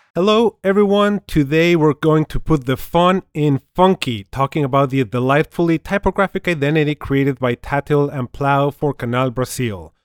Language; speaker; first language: English; non-native, fluent; Spanish